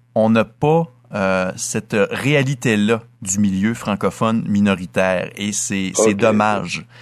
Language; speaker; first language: French; native; French